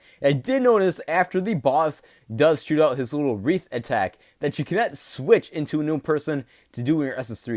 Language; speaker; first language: English; native; English